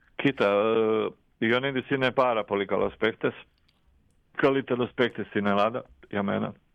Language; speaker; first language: Greek; non-native, fluent; Croatian